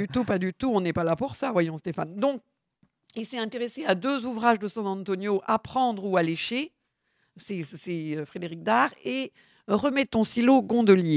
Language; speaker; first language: French; native; French